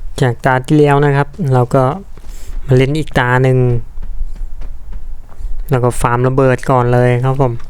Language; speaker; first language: Thai; native; Thai